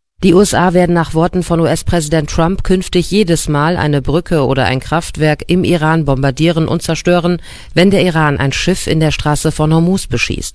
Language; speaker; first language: German; native; German